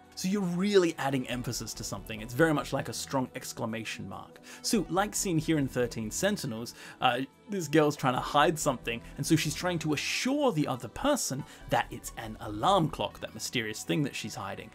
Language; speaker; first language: English; native; English